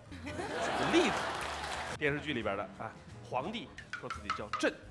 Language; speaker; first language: Chinese; native; Chinese